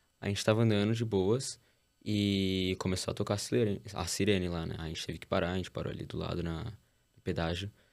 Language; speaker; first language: Portuguese; early bilingual, heritage; Portuguese